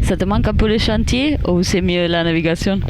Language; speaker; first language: French; non-native, learner; Italian